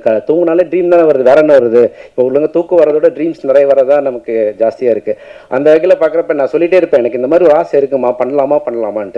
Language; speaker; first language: Tamil; native; Tamil